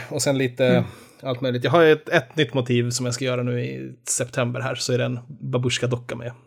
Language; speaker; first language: Swedish; native; Swedish